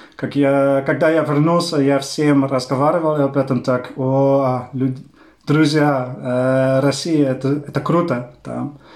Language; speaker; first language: Russian; non-native, fluent; Dutch